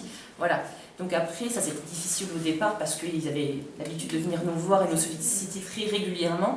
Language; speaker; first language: French; native; French